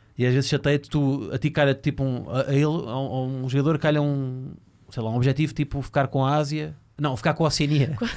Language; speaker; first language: Portuguese; native; Portuguese